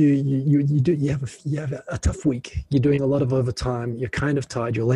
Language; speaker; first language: English; native; English